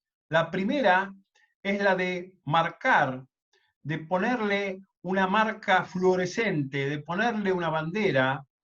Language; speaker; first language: Spanish; native; Spanish